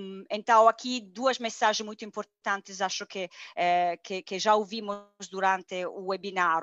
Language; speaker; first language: Portuguese; non-native, fluent; Italian